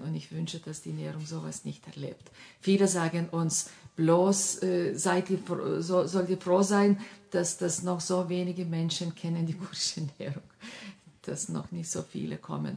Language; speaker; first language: German; non-native, fluent; Lithuanian